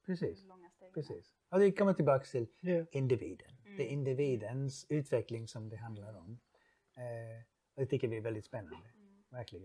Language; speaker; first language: Swedish; non-native, fluent; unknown